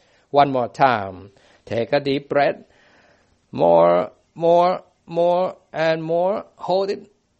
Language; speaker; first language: English; non-native, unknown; Thai